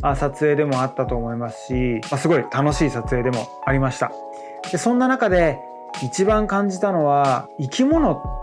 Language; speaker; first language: Japanese; early bilingual, other home language; French